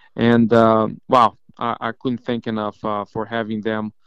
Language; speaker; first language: English; non-native, fluent; Portuguese